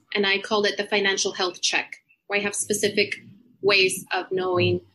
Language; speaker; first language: English; non-native, fluent; Spanish